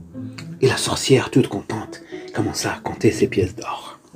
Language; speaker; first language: French; native; French